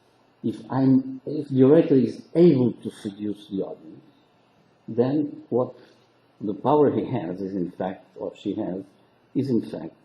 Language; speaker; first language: English; non-native, local second language; Portuguese